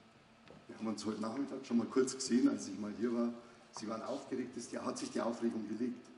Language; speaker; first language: German; native; German